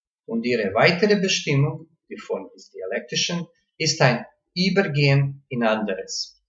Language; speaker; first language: German; non-native, learner; Croatian